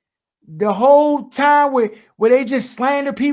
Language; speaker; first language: English; native; English